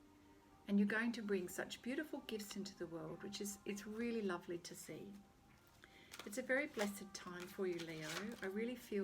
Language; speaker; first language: English; native; English